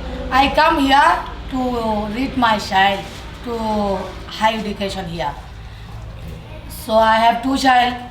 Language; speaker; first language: English; non-native, learner; Rohingya